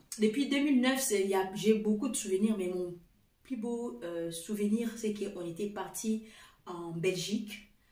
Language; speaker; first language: French; non-native, fluent; Portuguese